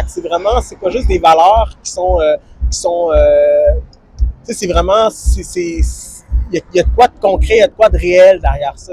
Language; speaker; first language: French; native; French